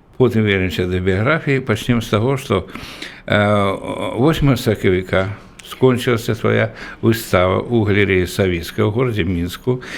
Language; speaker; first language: Belarusian; native; Belarusian